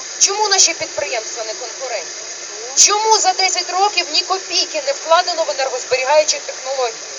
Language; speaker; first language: Ukrainian; native; Ukrainian